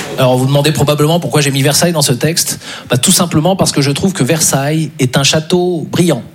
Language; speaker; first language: French; native; French